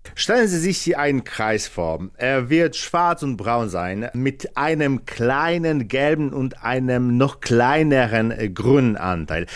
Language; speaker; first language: German; non-native, fluent; Polish